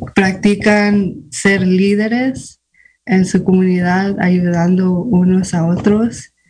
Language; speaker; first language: Spanish; early bilingual, heritage; Spanish